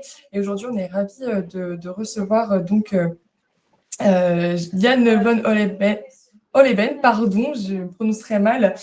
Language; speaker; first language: French; native; French